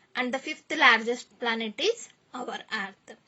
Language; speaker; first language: English; non-native, local second language; Kannada